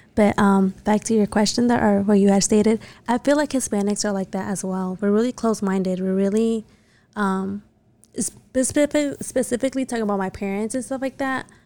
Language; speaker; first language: English; early bilingual, other home language; Spanish